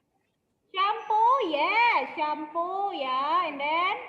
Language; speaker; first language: English; non-native, learner; Indonesian